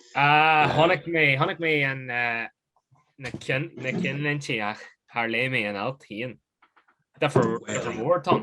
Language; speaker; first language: Irish; native; Irish